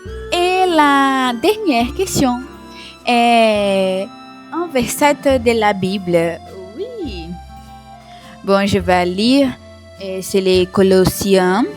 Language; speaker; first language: French; non-native, learner; Portuguese